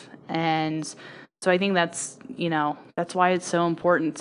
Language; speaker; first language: English; native; English